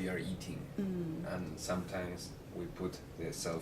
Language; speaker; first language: English; non-native, fluent; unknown